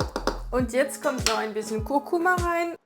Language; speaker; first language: German; non-native, fluent; French